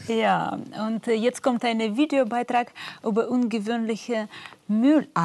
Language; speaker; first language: German; non-native, learner; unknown